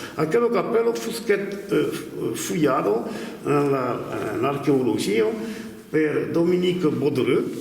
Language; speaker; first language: Occitan; native; Occitan